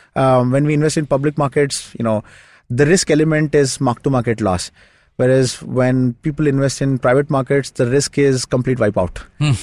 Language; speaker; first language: English; non-native, local second language; Kannada